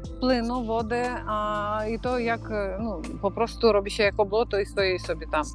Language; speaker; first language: Polish; non-native, fluent; Ukrainian